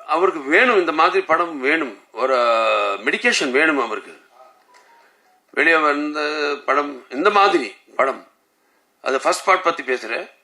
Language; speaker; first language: Tamil; non-native, learner; Telugu